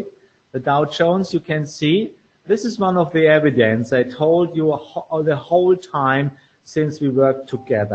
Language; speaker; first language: English; non-native, fluent; German